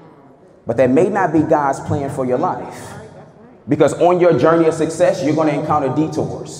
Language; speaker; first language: English; native; English